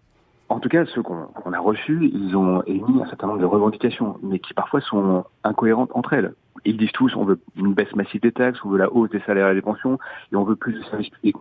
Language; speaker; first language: French; native; French